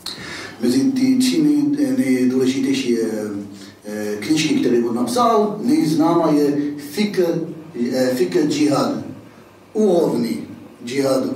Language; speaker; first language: Czech; non-native, fluent; Hebrew